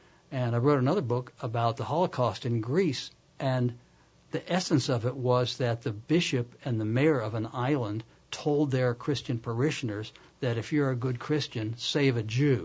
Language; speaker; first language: English; native; English